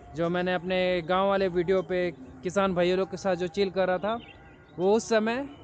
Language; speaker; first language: Hindi; native; Hindi